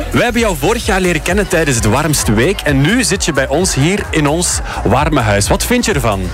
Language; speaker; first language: Dutch; native; Dutch